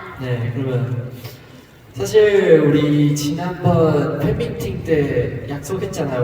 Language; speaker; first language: Korean; non-native, learner; Chinese